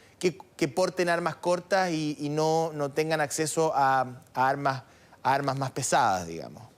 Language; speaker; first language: Spanish; native; Spanish